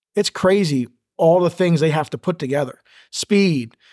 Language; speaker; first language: English; native; English